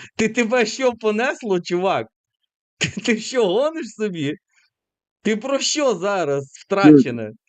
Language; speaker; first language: Ukrainian; native; Ukrainian